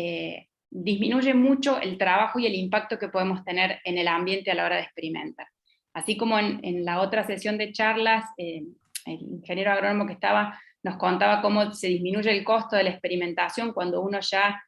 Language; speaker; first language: Spanish; native; Spanish